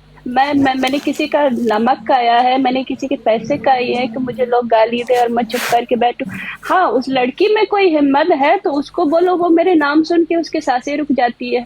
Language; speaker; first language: Hindi; native; Hindi